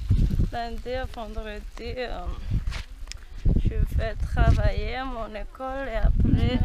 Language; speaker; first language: French; non-native, local second language; Malagasy